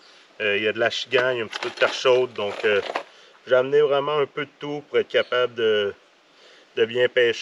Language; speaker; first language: French; native; French